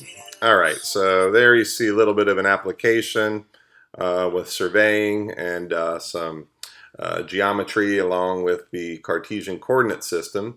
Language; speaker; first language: English; native; English